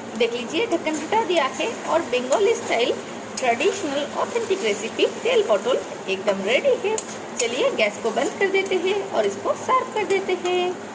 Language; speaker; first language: Hindi; non-native, local second language; Bangla